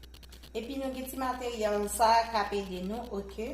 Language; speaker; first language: French; non-native, learner; Haitian Creole